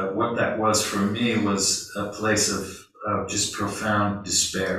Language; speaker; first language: English; native; English